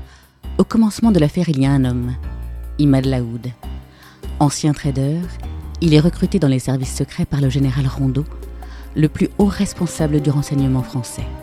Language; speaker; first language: French; native; French